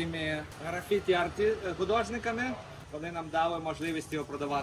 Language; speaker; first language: Ukrainian; non-native, local second language; Russian